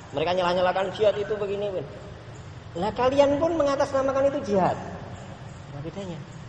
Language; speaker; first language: Indonesian; native; Indonesian